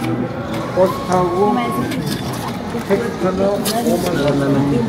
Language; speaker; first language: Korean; non-native, learner; Filipino